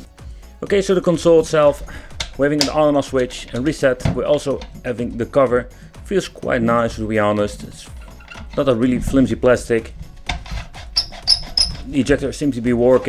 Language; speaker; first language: English; non-native, fluent; Dutch